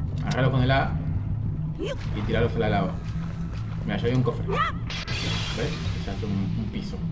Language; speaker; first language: Spanish; native; Spanish